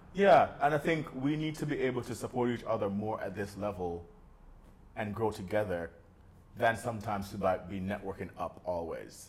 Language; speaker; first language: English; native; English